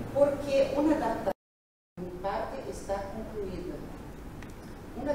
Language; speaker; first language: Spanish; non-native, learner; Portuguese